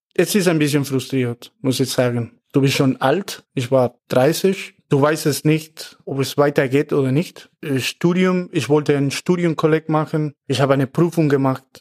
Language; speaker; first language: German; non-native, fluent; Spanish